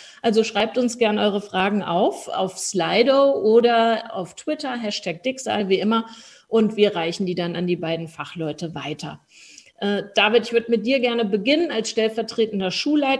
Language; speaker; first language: German; native; German